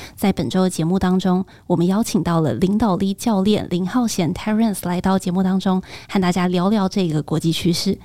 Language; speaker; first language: Chinese; native; Chinese